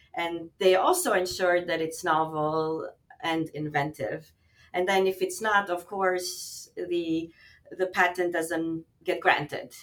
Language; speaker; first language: English; non-native, fluent; Albanian